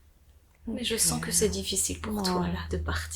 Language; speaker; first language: French; native; French